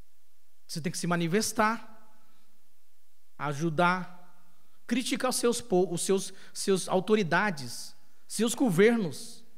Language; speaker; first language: Portuguese; non-native, local second language; Yanomámi